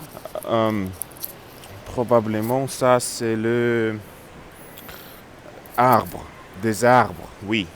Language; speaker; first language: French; non-native, learner; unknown